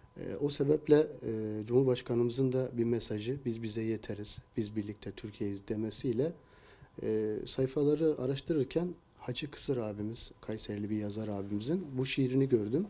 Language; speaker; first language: Turkish; native; Turkish